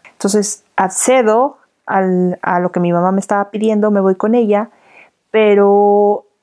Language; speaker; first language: Spanish; native; Spanish